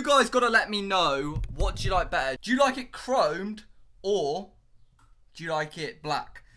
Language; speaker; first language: English; native; English